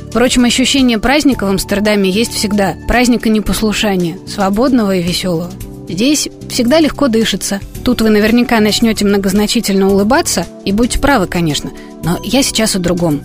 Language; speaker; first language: Russian; native; Russian